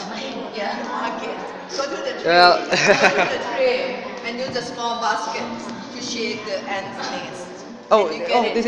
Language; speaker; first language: English; non-native, learner; Thai